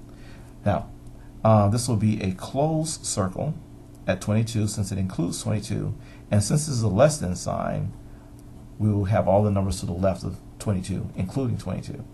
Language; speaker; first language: English; native; English